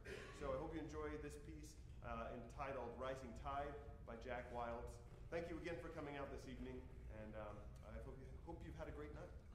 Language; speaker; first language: English; native; English